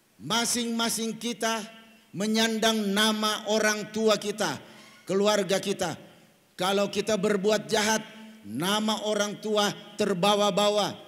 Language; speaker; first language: Indonesian; native; Indonesian